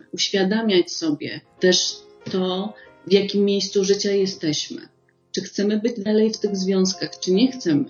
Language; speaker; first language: Polish; native; Polish